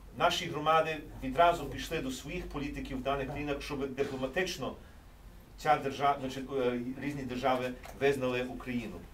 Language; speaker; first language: Ukrainian; early bilingual, heritage; English